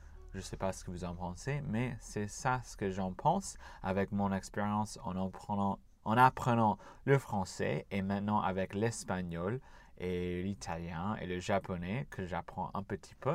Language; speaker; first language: French; non-native, fluent; English